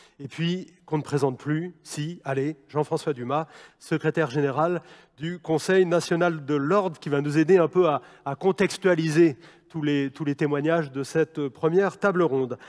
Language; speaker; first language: French; native; French